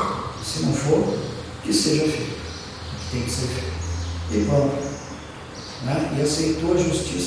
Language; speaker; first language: Portuguese; native; Portuguese